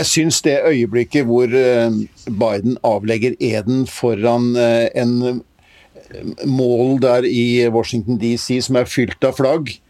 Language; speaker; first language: Norwegian; native; Norwegian